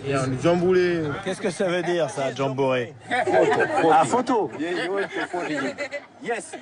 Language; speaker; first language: French; native; French